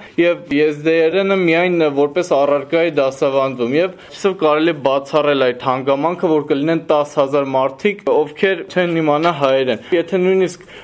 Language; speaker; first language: Armenian; non-native, local second language; Kurdish